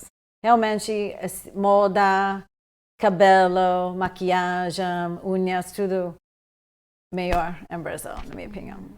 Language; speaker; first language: Portuguese; non-native, fluent; English